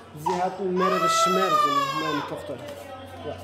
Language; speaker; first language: German; non-native, learner; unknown